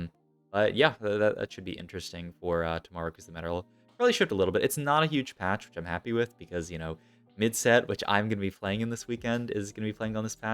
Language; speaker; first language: English; native; English